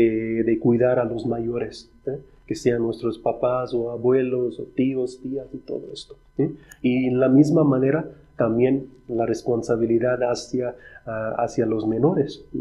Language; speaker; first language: Spanish; non-native, fluent; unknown